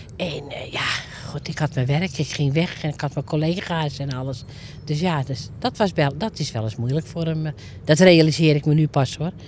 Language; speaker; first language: Dutch; native; Dutch